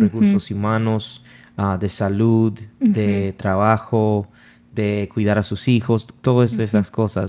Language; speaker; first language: Spanish; non-native, fluent; English